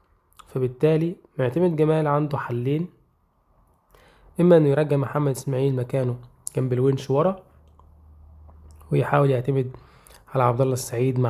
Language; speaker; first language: Arabic; native; Arabic